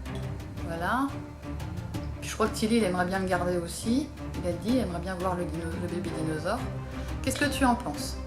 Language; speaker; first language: French; native; French